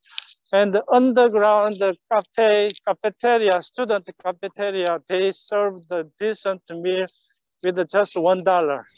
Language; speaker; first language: English; non-native, fluent; Korean